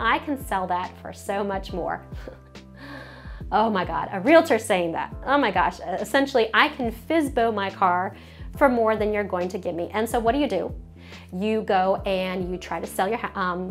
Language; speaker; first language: English; native; English